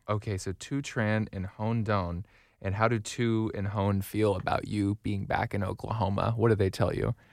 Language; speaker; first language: English; native; English